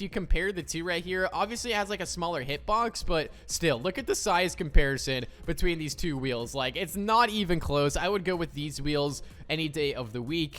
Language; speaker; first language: English; native; English